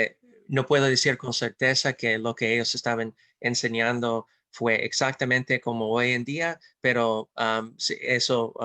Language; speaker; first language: Spanish; non-native, fluent; English